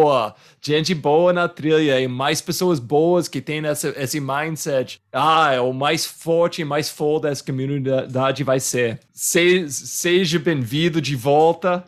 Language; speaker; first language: Portuguese; non-native, fluent; English